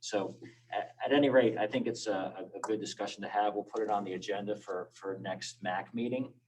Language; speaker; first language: English; native; English